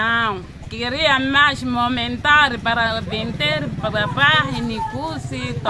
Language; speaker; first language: Portuguese; non-native, local second language; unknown